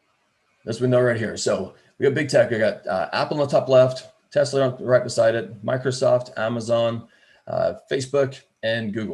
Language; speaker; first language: English; native; English